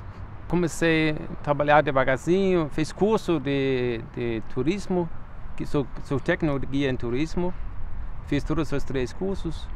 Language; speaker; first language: Portuguese; non-native, fluent; Danish